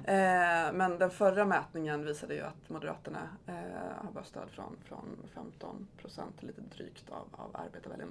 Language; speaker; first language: Swedish; native; Swedish